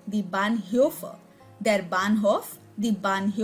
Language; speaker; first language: German; non-native, learner; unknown